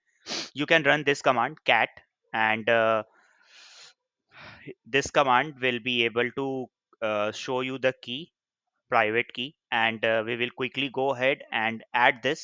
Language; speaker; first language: English; non-native, local second language; Hindi